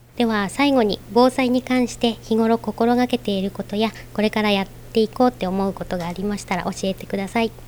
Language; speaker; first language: Japanese; native; Japanese